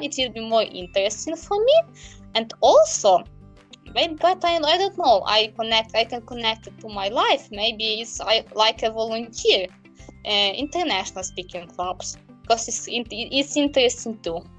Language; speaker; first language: English; non-native, learner; Ukrainian